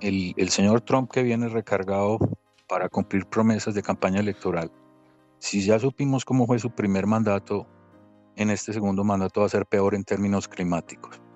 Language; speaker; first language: Spanish; native; Spanish